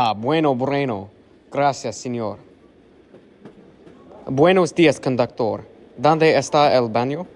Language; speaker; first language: Spanish; non-native, learner; English